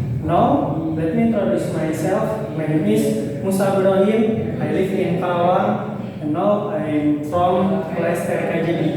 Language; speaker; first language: English; non-native, learner; Indonesian